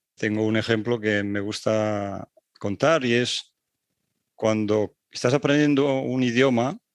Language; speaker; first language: Spanish; native; Spanish